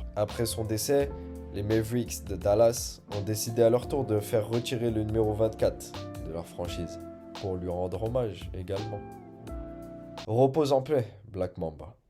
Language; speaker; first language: French; native; French